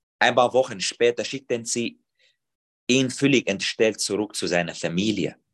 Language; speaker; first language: German; non-native, fluent; Arabic